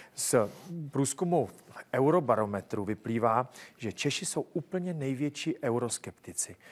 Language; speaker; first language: Czech; native; Czech